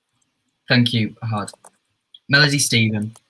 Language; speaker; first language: English; native; English